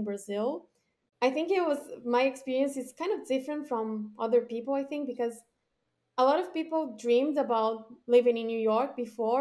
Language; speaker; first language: English; non-native, fluent; Portuguese